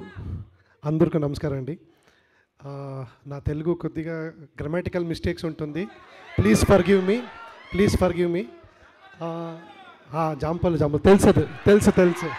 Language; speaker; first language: Telugu; non-native, learner; Kannada